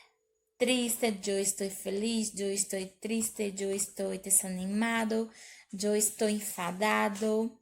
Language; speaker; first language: Spanish; non-native, learner; Portuguese